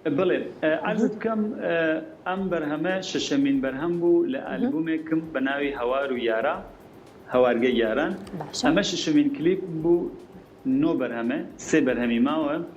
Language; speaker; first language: Central Kurdish; non-native, local second language; Gurani